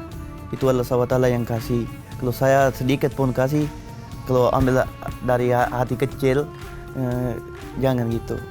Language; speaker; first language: Indonesian; non-native, learner; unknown